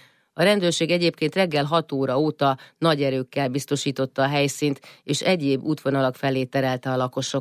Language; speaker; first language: Hungarian; native; Hungarian